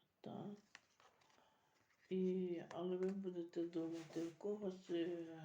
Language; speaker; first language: Ukrainian; native; Ukrainian